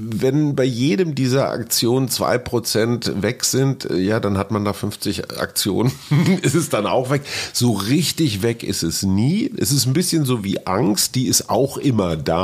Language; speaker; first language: German; native; German